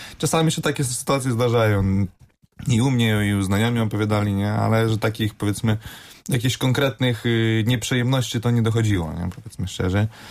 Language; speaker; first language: Polish; non-native, fluent; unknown